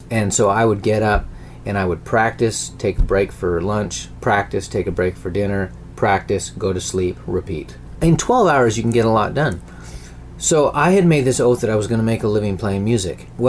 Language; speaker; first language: English; native; English